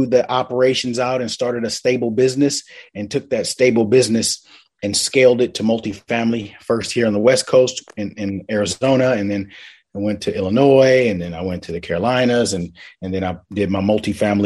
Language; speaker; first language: English; native; English